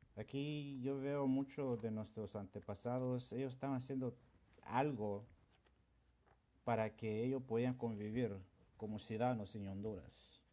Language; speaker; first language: Spanish; non-native, local second language; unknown